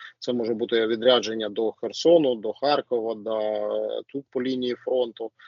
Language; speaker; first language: Ukrainian; native; Ukrainian